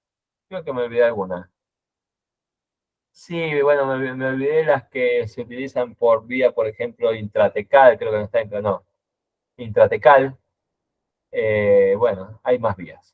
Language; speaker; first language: Spanish; native; Spanish